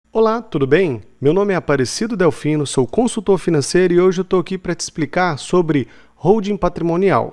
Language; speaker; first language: Portuguese; native; Portuguese